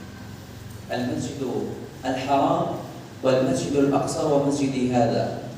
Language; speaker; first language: Indonesian; non-native, fluent; Arabic